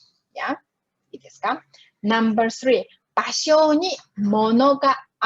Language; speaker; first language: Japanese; non-native, fluent; Chinese